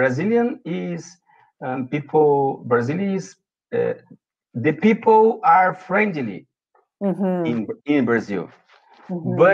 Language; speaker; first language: English; non-native, learner; Portuguese